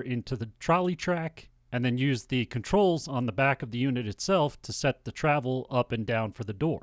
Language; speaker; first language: English; native; English